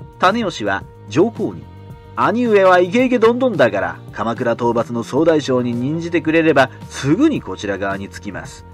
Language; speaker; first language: Japanese; native; Japanese